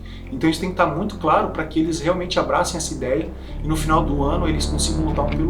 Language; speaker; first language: Portuguese; native; Portuguese